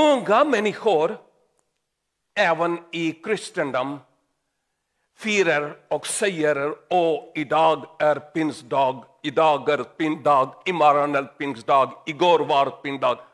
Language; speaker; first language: Swedish; non-native, learner; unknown